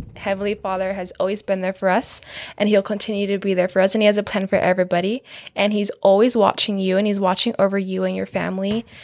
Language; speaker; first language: English; native; English